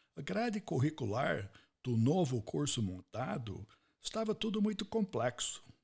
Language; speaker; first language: Portuguese; non-native, fluent; English